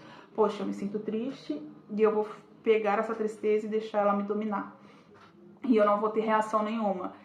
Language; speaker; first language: Portuguese; native; Portuguese